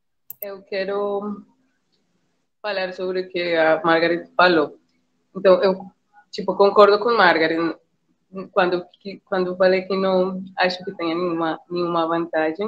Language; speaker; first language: Portuguese; non-native, fluent; Spanish